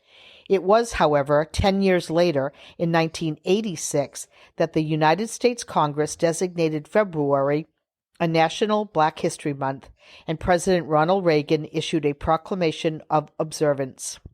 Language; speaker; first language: English; native; English